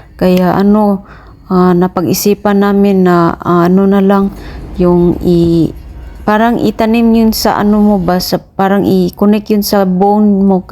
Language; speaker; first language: Filipino; non-native, local second language; Cebuano